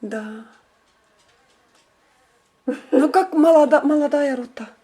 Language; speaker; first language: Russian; non-native, learner; Estonian